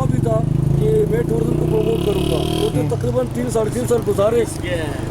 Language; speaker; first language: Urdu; non-native, local second language; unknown